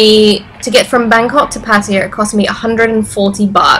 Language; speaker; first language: English; native; English